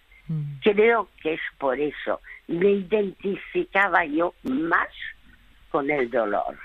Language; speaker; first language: Spanish; early bilingual, other home language; French